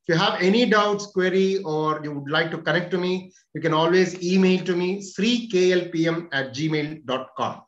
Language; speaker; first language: English; non-native, local second language; Telugu